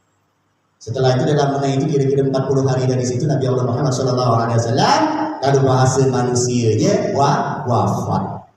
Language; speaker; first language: Indonesian; native; Indonesian